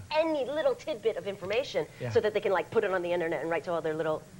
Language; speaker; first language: English; native; English